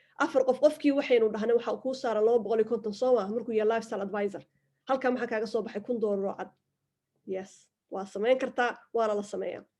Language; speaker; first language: Somali; early bilingual, heritage; Somali